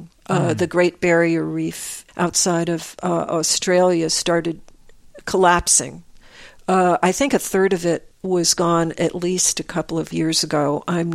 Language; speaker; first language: English; native; English